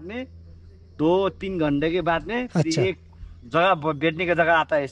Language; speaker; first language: Hindi; non-native, learner; Nepali